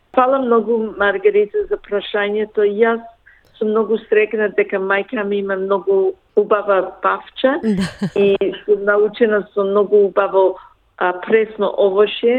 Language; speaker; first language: Macedonian; early bilingual, heritage; Macedonian